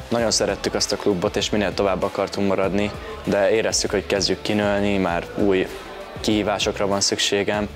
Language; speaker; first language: Hungarian; native; Hungarian